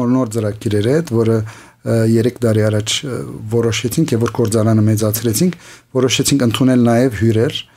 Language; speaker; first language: Armenian; early bilingual, heritage; Armenian